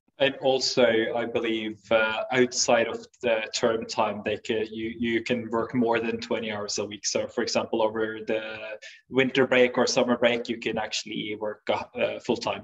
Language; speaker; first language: English; non-native, fluent; Norwegian